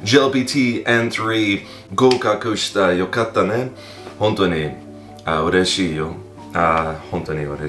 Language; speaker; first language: Japanese; non-native, learner; English